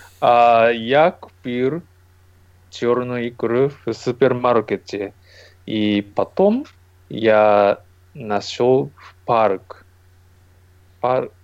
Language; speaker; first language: Russian; non-native, learner; Japanese